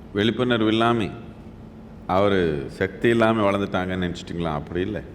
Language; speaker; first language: Tamil; non-native, local second language; Kannada